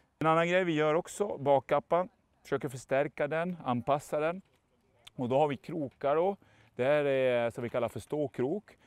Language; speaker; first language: Swedish; non-native, fluent; French